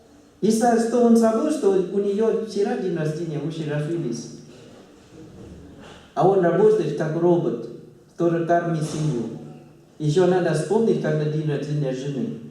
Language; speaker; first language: Russian; non-native, fluent; Thai